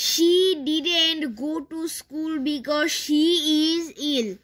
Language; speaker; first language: English; non-native, fluent; Bangla